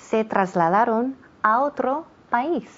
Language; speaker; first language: Spanish; non-native, fluent; English